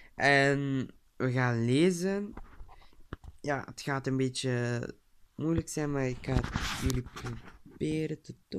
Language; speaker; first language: Dutch; early bilingual, other home language; Turkish